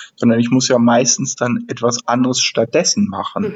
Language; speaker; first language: German; native; German